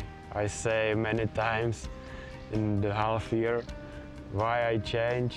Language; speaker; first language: English; non-native, learner; Czech